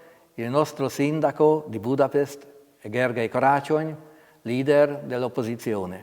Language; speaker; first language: Italian; non-native, fluent; Hungarian